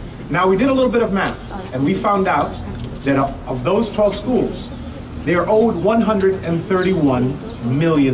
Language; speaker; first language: English; native; English